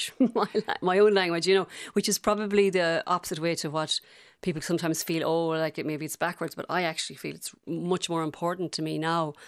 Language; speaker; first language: English; native; English